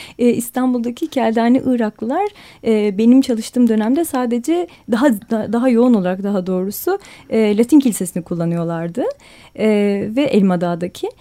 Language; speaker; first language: Turkish; native; Turkish